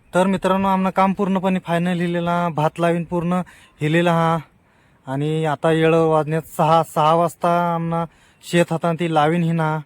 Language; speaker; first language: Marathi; non-native, local second language; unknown